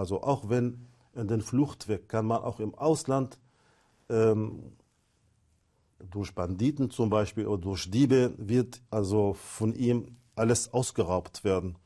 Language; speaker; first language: German; non-native, fluent; Arabic